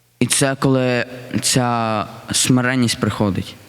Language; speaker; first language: Ukrainian; early bilingual, heritage; Ukrainian